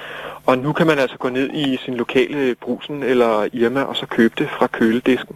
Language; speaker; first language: Danish; native; Danish